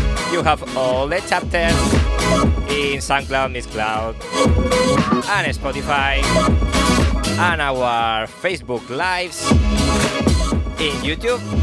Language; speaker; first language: English; non-native, learner; Spanish